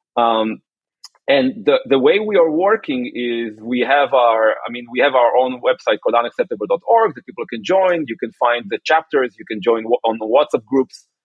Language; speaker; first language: English; non-native, fluent; Hebrew